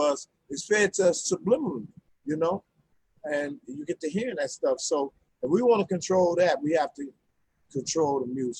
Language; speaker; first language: English; native; English